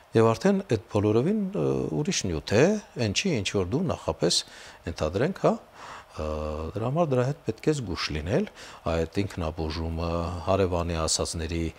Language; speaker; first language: Armenian; native; Armenian